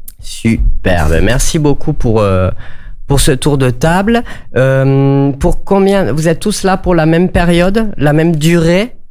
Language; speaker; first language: French; native; French